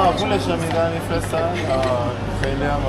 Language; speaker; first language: Persian; native; Persian